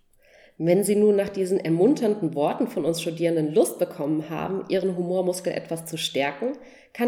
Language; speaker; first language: German; native; German